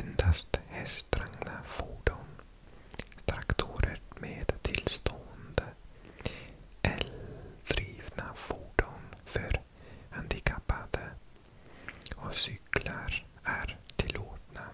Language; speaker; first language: Swedish; non-native, learner; English